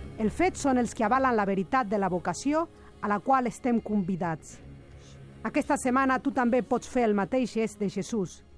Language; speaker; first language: Catalan; non-native, fluent; Spanish